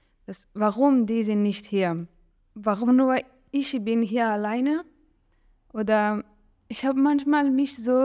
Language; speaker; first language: German; non-native, learner; Persian